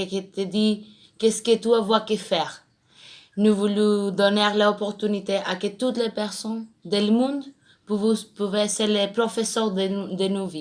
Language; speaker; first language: French; non-native, learner; Spanish